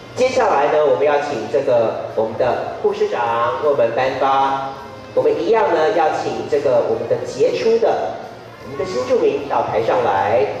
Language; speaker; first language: Chinese; native; Chinese